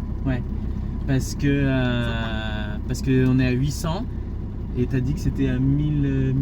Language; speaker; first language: French; native; French